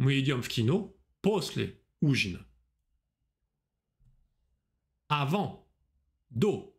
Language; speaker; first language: Russian; non-native, fluent; French